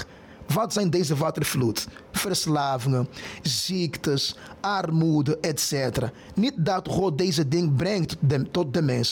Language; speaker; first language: Dutch; non-native, fluent; Portuguese